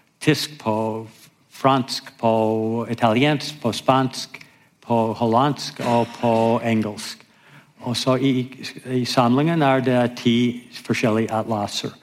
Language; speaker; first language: Norwegian; non-native, fluent; English